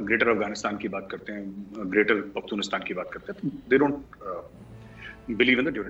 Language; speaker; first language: Hindi; native; Hindi